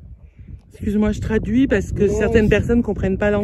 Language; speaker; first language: French; native; French